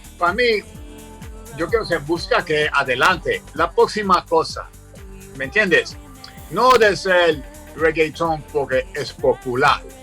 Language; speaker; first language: Spanish; early bilingual, heritage; Spanish